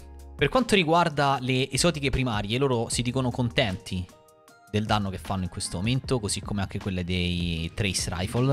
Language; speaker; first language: Italian; native; Italian